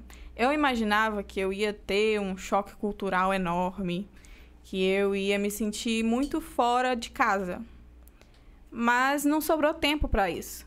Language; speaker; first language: Portuguese; native; Portuguese